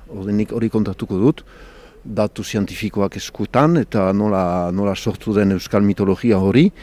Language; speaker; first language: Basque; native; Basque